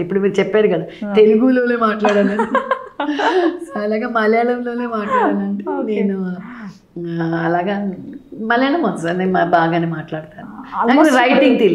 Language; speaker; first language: Telugu; non-native, local second language; Malayalam